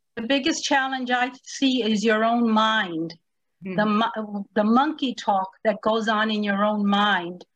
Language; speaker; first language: English; early bilingual, other home language; Spanish